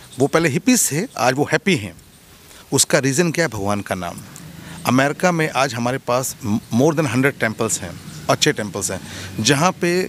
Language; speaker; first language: Hindi; native; Hindi